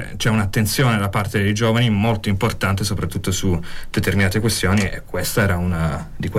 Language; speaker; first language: Italian; native; Italian